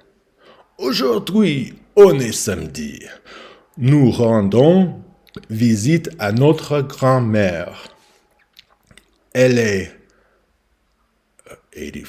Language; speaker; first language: French; non-native, learner; English